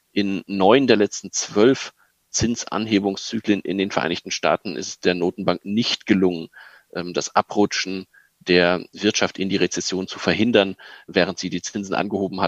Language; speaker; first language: German; native; German